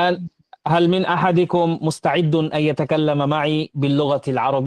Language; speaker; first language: Arabic; non-native, fluent; Bangla